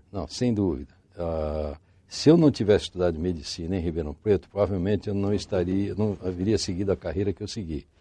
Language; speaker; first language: Portuguese; native; Portuguese